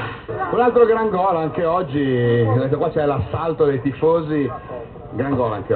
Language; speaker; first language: Italian; native; Italian